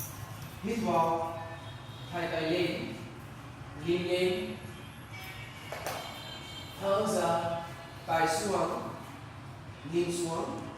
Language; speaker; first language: Vietnamese; non-native, learner; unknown